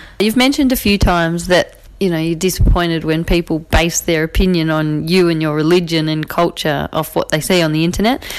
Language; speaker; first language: English; native; English